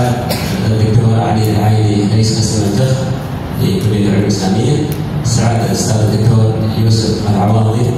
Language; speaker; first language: Arabic; non-native, fluent; Malay